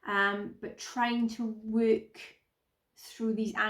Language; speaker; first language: English; native; English